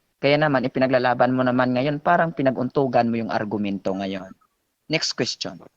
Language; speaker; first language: Filipino; native; Filipino